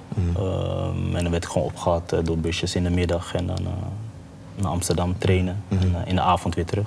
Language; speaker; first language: Dutch; early bilingual, other home language; Papiamento